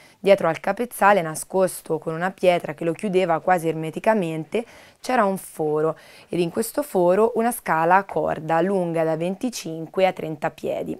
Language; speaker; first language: Italian; native; Italian